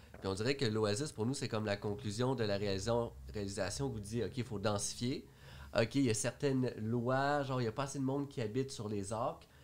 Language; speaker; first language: French; native; French